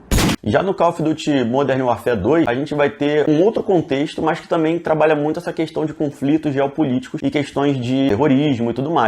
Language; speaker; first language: Portuguese; native; Portuguese